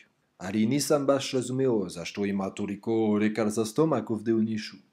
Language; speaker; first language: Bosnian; non-native, learner; French